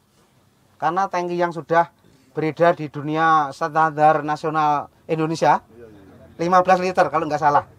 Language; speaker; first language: Indonesian; non-native, local second language; Javanese